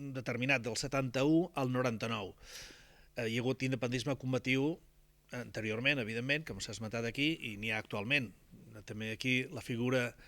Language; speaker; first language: Catalan; native; Catalan